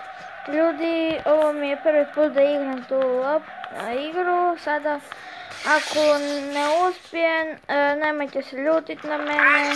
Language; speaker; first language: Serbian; early bilingual, heritage; Croatian